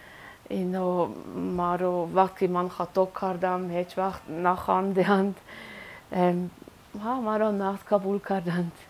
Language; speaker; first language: Persian; non-native, fluent; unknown